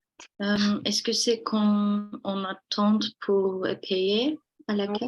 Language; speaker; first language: French; non-native, learner; Turkish